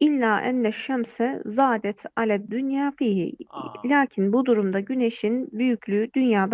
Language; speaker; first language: Turkish; native; Turkish